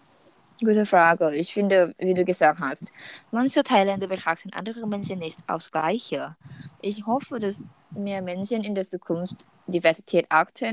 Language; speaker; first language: German; non-native, learner; Thai